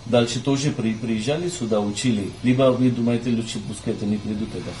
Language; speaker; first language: Russian; non-native, learner; Hindi